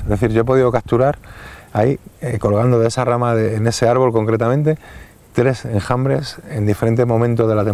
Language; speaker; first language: Spanish; native; Spanish